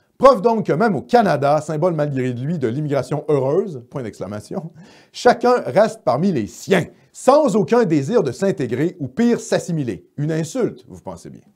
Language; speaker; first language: French; native; French